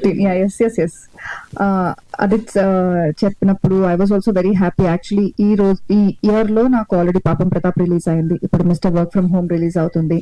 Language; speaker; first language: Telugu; non-native, learner; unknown